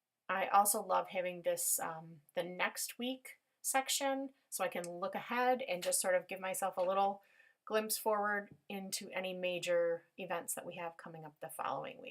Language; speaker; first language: English; native; English